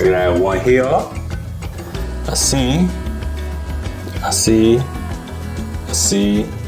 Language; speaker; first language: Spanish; non-native, learner; Korean